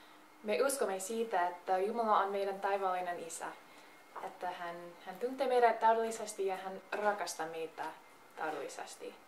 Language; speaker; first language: Finnish; non-native, fluent; English